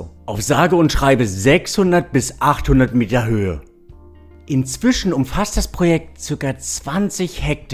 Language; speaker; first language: German; native; German